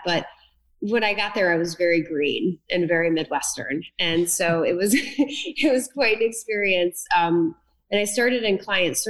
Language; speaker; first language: English; native; English